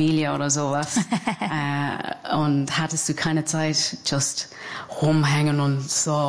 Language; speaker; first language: German; non-native, fluent; English